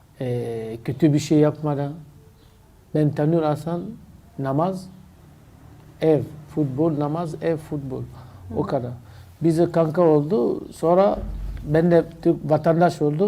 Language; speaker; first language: Turkish; non-native, learner; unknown